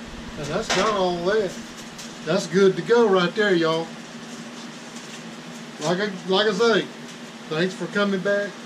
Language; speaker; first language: English; native; English